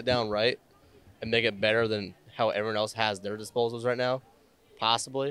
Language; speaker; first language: English; native; English